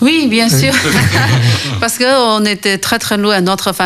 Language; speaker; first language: French; non-native, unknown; Chinese